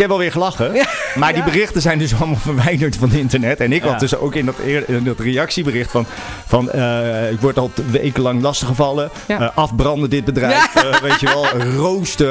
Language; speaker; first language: Dutch; native; Dutch